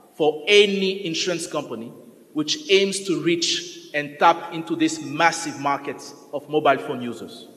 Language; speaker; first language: English; non-native, fluent; French